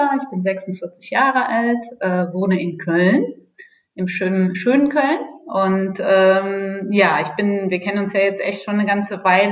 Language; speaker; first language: German; native; German